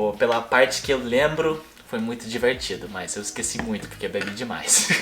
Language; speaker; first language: Portuguese; non-native, fluent; English